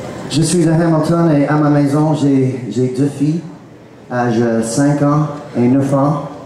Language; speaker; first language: French; non-native, learner; English